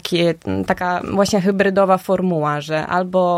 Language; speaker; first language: Polish; early bilingual, heritage; Polish